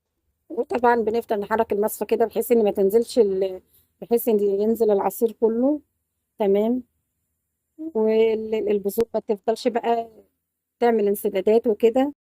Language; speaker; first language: Arabic; native; Arabic